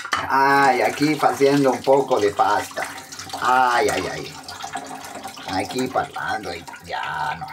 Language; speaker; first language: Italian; non-native, learner; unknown